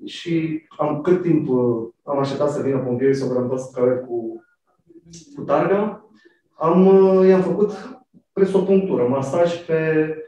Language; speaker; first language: Romanian; native; Romanian